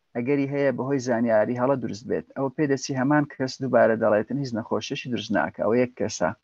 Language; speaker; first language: Central Kurdish; native; Central Kurdish